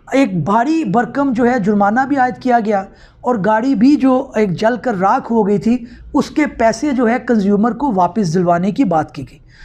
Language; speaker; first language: Urdu; non-native, local second language; Punjabi